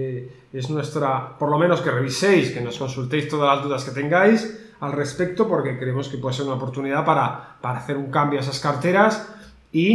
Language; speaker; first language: Spanish; native; Spanish